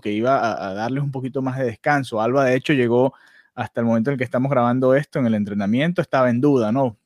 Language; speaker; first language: Spanish; native; Spanish